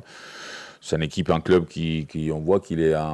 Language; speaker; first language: French; native; French